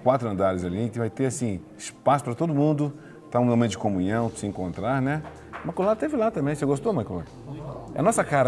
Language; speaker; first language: Portuguese; native; Portuguese